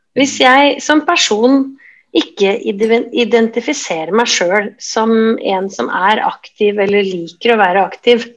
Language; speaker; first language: Norwegian; native; Norwegian